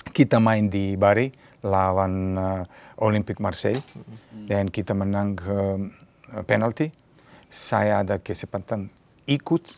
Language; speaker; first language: Indonesian; non-native, fluent; Serbian